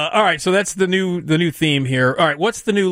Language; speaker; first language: English; native; English